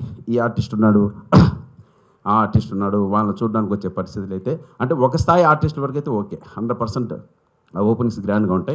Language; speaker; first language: Telugu; native; Telugu